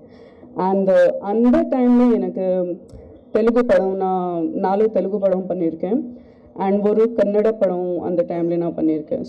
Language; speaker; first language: Tamil; non-native, learner; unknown